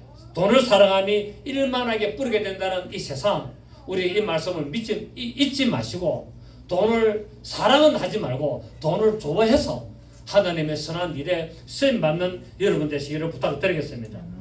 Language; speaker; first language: Korean; native; Korean